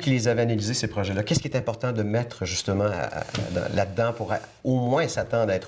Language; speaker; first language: French; native; French